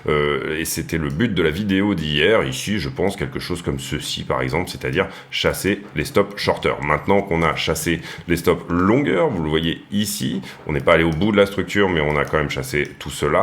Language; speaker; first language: French; native; French